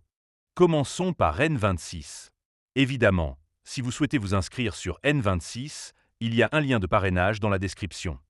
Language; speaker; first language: French; native; French